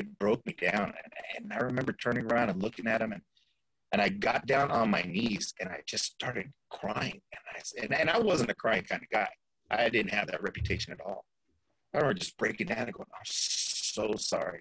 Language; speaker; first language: English; native; English